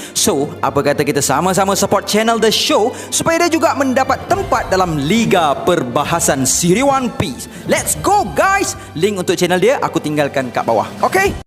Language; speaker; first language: Malay; native; Malay